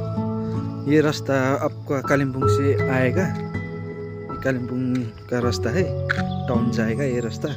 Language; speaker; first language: Hindi; non-native, local second language; Nepali